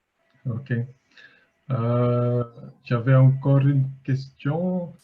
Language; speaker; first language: French; non-native, fluent; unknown